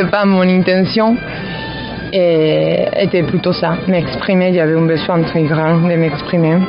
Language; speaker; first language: French; non-native, fluent; Spanish